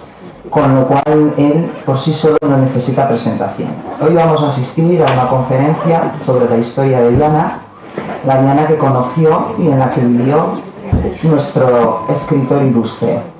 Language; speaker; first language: Spanish; native; Spanish